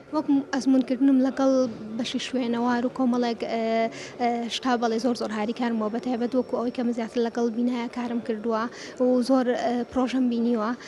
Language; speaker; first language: Central Kurdish; native; Central Kurdish